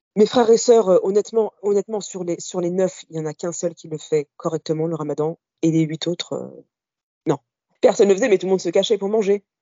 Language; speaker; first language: French; early bilingual, other home language; Kabyle